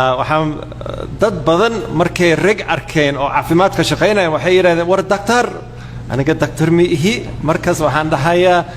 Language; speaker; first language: Somali; non-native, fluent; English